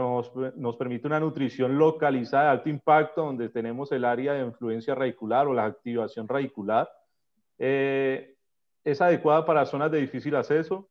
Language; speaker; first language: Spanish; native; Spanish